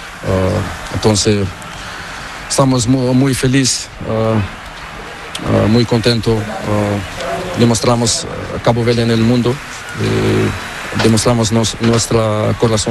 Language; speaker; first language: Spanish; non-native, learner; Portuguese